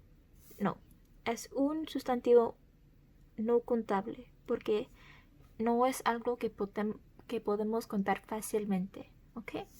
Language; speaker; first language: Spanish; early bilingual, heritage; Spanish